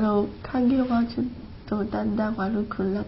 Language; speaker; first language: Japanese; non-native, learner; Chinese